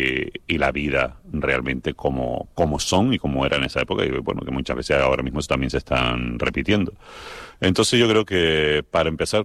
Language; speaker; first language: Spanish; native; Spanish